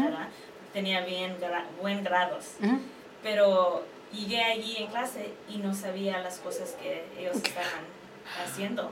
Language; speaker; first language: Spanish; early bilingual, heritage; Spanish